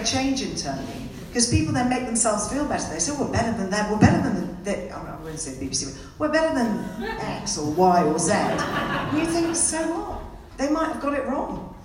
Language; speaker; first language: English; native; English